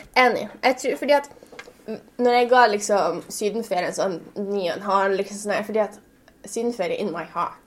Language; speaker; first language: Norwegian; native; Norwegian